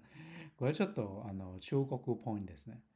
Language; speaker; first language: Japanese; non-native, learner; Cantonese